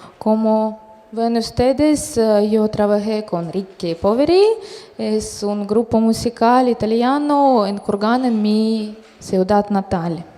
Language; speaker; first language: Spanish; non-native, fluent; Russian